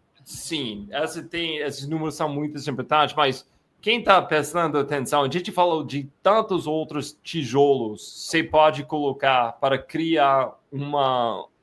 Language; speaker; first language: Portuguese; non-native, fluent; English